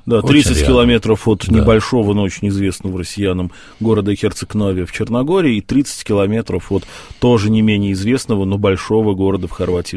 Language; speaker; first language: Russian; native; Russian